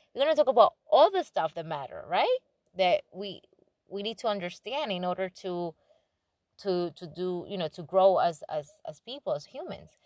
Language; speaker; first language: English; non-native, fluent; Spanish